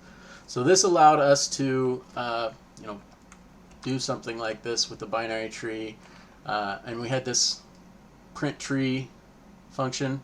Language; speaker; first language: English; native; English